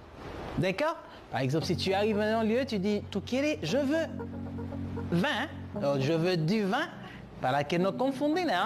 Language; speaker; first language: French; non-native, fluent; Spanish